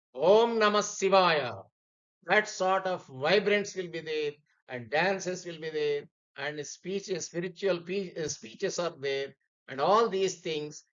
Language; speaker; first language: English; non-native, local second language; Telugu